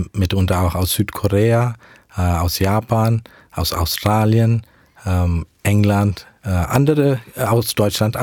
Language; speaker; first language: German; early bilingual, heritage; German